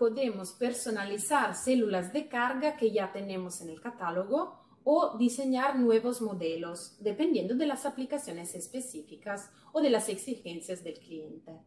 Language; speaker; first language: Spanish; non-native, fluent; Italian